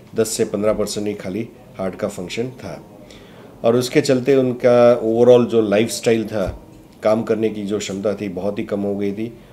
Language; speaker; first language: Hindi; non-native, local second language; Gujarati